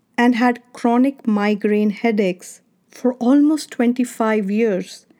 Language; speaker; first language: English; non-native, local second language; Kannada